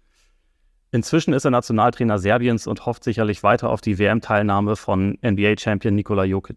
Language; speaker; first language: German; native; German